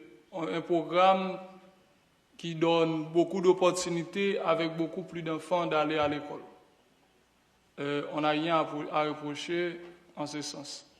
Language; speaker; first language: French; non-native, local second language; Haitian Creole